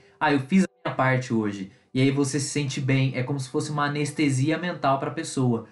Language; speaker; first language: Portuguese; native; Portuguese